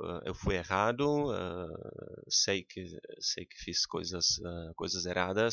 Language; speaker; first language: Portuguese; non-native, fluent; Czech